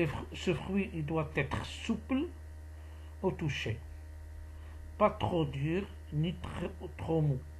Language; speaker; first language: French; non-native, local second language; Arabic